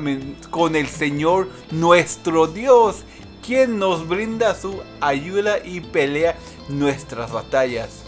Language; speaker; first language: Spanish; early bilingual, heritage; Spanish